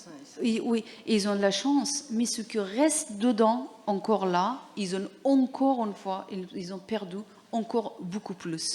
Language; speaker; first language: French; non-native, learner; Persian